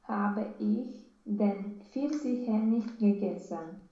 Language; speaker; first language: German; non-native, learner; Romanian